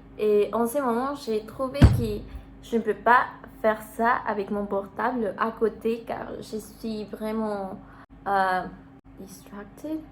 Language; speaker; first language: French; non-native, learner; Spanish